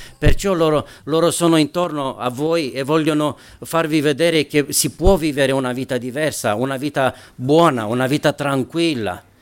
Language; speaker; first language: Italian; non-native, fluent; Romanian